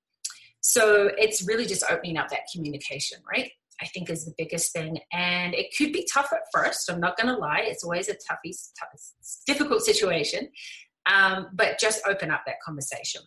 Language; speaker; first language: English; native; English